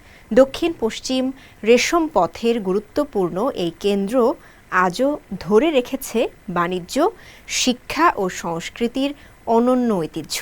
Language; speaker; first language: Bangla; native; Bangla